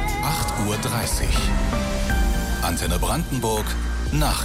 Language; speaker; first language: German; native; German